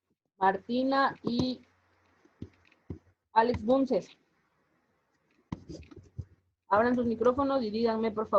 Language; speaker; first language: Spanish; native; Spanish